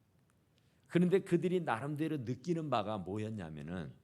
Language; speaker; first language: Korean; native; Korean